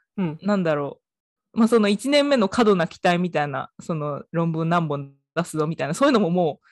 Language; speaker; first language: Japanese; native; Japanese